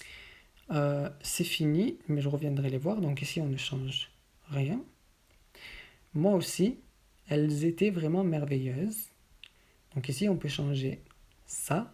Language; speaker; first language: French; native; French